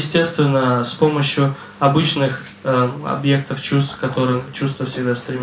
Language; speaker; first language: Russian; native; Russian